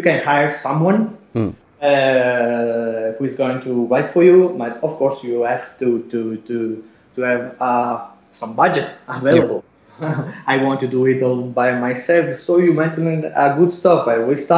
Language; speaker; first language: English; non-native, fluent; Italian